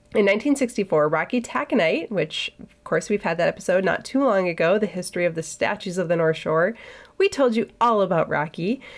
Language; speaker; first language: English; native; English